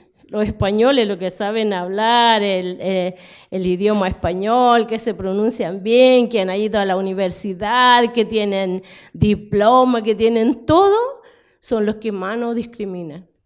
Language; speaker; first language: Spanish; non-native, local second language; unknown